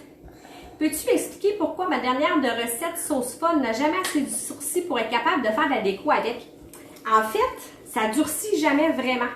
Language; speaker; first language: French; native; French